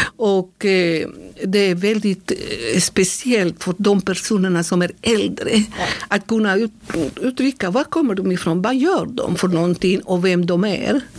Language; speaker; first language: Swedish; non-native, fluent; Spanish